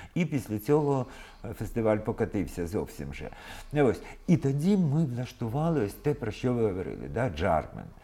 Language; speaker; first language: Ukrainian; non-native, local second language; Russian